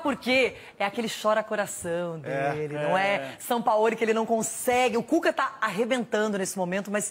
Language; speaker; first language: Portuguese; native; Portuguese